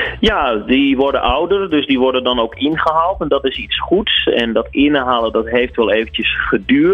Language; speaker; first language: Dutch; native; Dutch